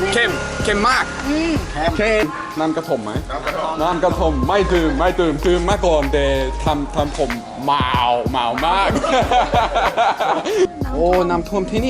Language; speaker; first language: Thai; non-native, learner; English